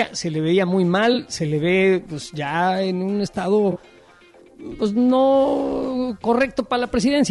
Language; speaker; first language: Spanish; native; Spanish